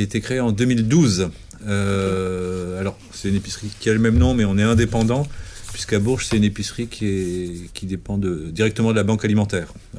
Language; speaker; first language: French; native; French